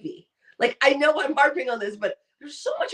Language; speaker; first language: English; native; English